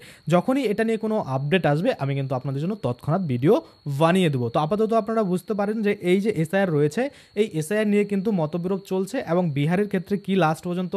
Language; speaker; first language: Bangla; native; Bangla